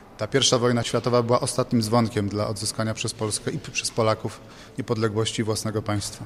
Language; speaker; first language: Polish; native; Polish